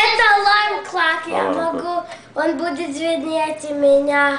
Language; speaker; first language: Russian; early bilingual, heritage; Russian